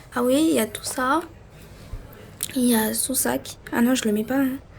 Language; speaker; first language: French; native; French